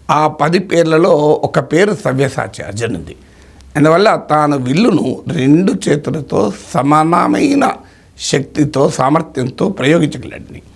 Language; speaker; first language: Telugu; native; Telugu